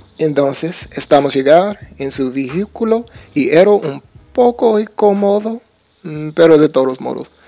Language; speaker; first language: Spanish; non-native, learner; English